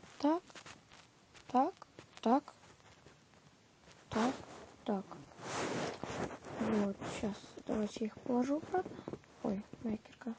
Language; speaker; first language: Russian; native; Russian